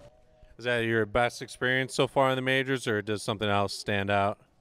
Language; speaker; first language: English; native; English